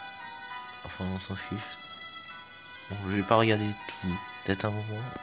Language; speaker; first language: French; native; French